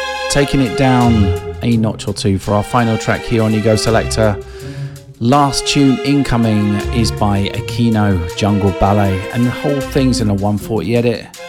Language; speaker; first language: English; native; English